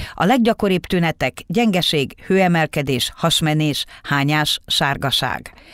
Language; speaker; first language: Hungarian; native; Hungarian